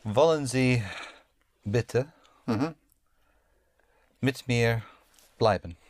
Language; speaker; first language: German; non-native, learner; English